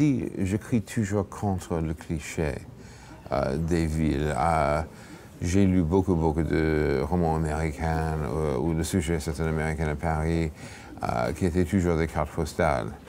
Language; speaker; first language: French; non-native, fluent; English